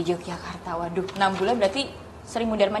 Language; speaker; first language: Indonesian; native; Indonesian